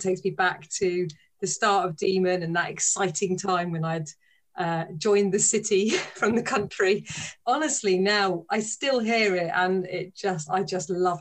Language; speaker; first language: English; native; English